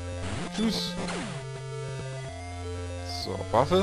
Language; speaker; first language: German; native; German